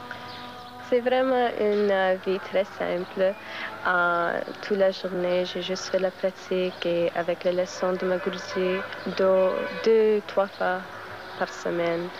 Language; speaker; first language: French; non-native, learner; English